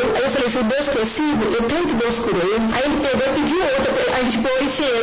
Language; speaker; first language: Portuguese; native; Portuguese